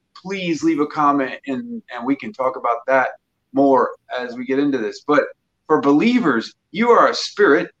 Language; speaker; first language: English; native; English